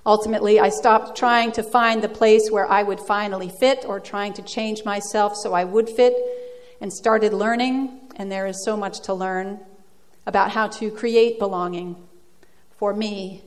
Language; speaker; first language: English; early bilingual, other home language; Dutch